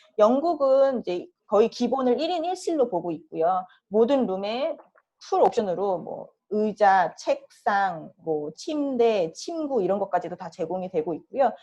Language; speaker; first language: Korean; native; Korean